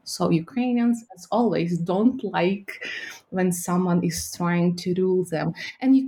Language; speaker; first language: English; non-native, fluent; Ukrainian